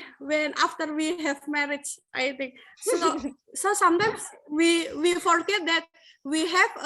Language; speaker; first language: English; non-native, learner; Indonesian